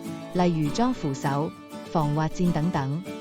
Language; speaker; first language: Cantonese; native; Cantonese